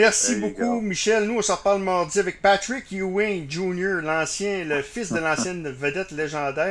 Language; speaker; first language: French; native; French